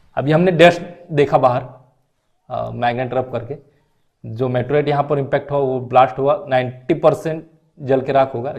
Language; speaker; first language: Hindi; non-native, local second language; Marathi